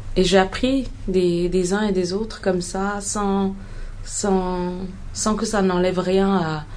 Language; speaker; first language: French; non-native, local second language; Bambara